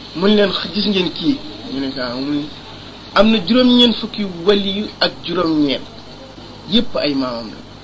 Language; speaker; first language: Wolof; native; Wolof